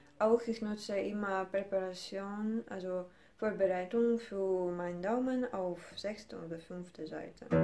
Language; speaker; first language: German; non-native, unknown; Ukrainian